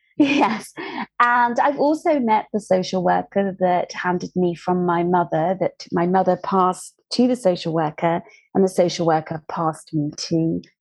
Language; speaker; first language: English; native; English